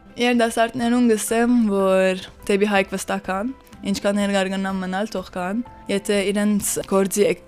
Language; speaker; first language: Armenian; early bilingual, heritage; Armenian